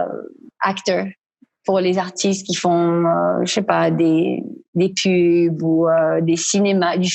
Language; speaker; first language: French; non-native, fluent; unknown